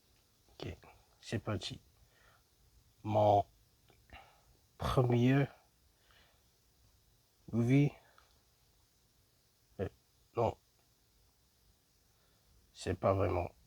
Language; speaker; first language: French; non-native, learner; English